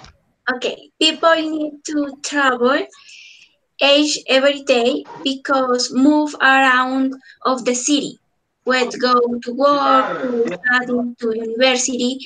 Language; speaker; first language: English; non-native, learner; Spanish